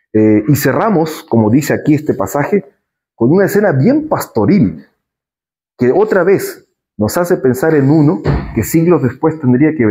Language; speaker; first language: Spanish; native; Spanish